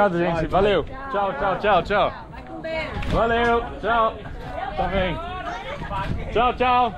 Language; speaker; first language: Portuguese; non-native, learner; English